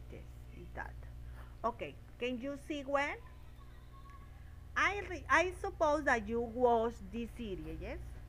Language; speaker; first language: English; non-native, learner; Spanish